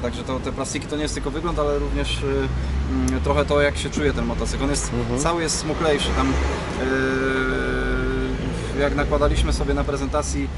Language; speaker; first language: Polish; native; Polish